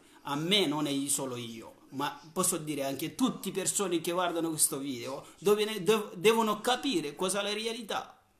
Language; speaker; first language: Italian; non-native, learner; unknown